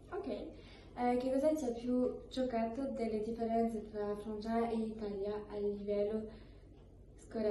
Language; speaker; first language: Italian; non-native, learner; French